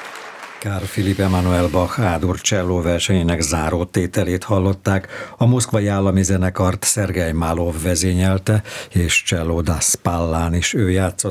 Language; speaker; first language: Hungarian; native; Hungarian